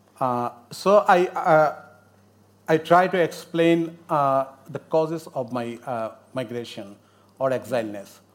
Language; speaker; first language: English; non-native, local second language; Bangla